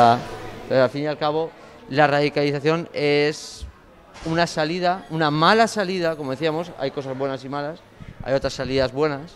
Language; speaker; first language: Spanish; native; Spanish